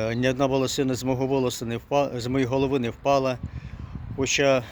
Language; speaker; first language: Ukrainian; native; Ukrainian